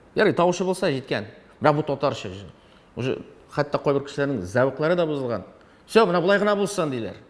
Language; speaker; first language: Tatar; non-native, local second language; Russian